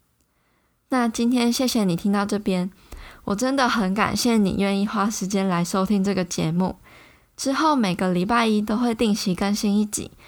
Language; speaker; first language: Chinese; native; Chinese